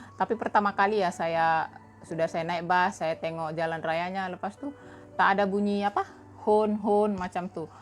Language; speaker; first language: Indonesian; native; Indonesian